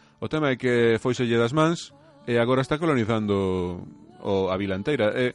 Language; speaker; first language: Galician; native; Galician